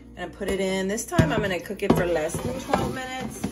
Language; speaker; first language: English; native; English